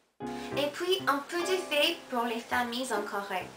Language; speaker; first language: French; non-native, learner; Korean